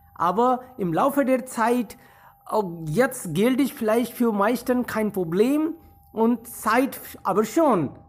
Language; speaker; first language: German; non-native, fluent; Hindi